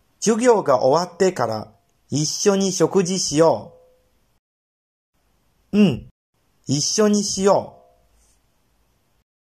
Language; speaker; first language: Japanese; non-native, fluent; Chinese